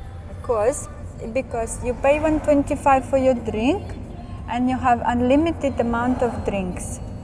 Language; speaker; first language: English; non-native, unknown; Russian